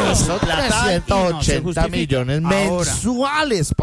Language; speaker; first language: Spanish; native; Spanish